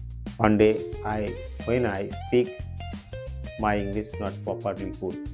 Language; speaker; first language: English; non-native, learner; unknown